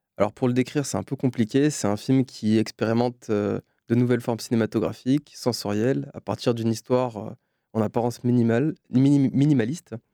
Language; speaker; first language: French; native; French